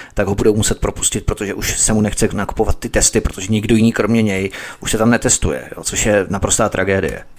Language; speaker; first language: Czech; native; Czech